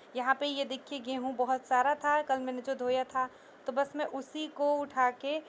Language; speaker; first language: Hindi; native; Hindi